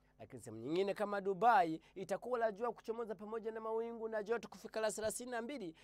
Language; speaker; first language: Swahili; non-native, local second language; Ganda